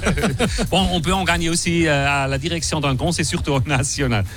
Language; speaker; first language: French; non-native, local second language; German